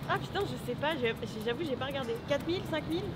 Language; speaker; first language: French; native; French